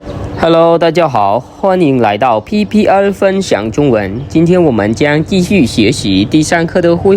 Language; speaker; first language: Chinese; non-native, fluent; Khmer